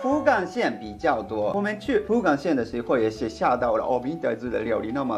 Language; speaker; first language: Chinese; non-native, fluent; Japanese